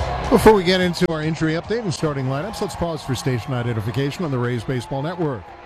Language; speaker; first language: English; native; English